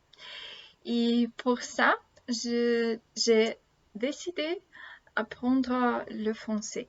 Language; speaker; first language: French; non-native, learner; Russian